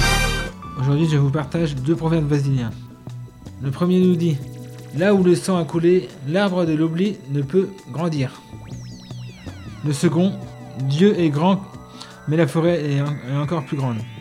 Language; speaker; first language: French; native; French